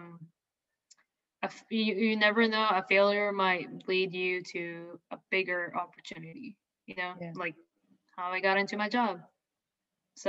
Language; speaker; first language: English; non-native, local second language; Filipino